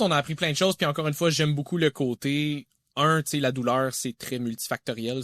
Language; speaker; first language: French; native; French